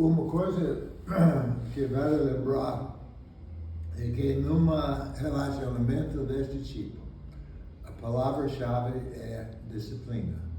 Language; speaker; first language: Portuguese; non-native, fluent; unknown